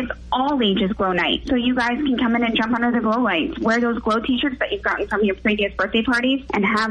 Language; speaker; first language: English; native; English